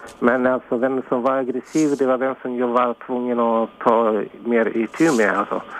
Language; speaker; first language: Swedish; non-native, fluent; Spanish